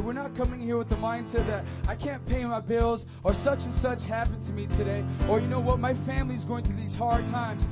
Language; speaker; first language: English; native; English